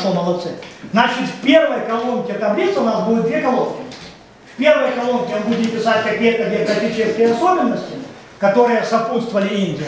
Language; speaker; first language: Russian; native; Russian